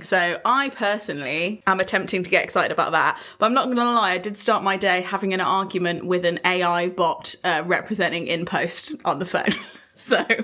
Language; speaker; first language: English; native; English